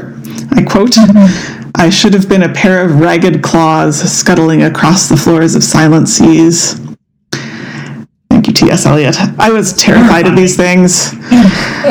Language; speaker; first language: English; native; English